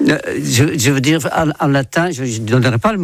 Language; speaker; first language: French; non-native, fluent; Dutch